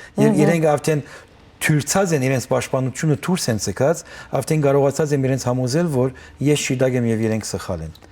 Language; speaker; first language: Armenian; early bilingual, heritage; Armenian